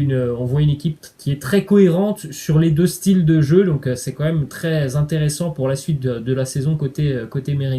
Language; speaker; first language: French; native; French